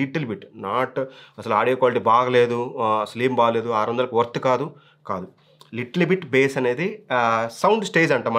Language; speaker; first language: Telugu; native; Telugu